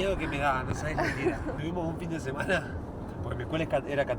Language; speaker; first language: Spanish; native; Spanish